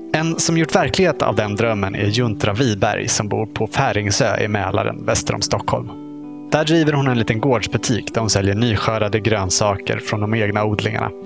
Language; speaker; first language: Swedish; native; Swedish